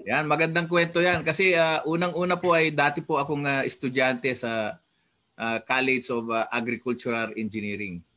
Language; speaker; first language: Filipino; non-native, local second language; Iloko